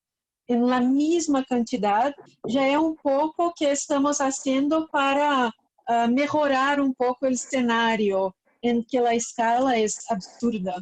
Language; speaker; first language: Spanish; non-native, fluent; Portuguese